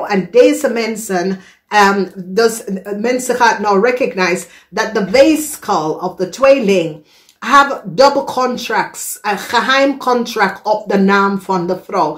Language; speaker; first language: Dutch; non-native, learner; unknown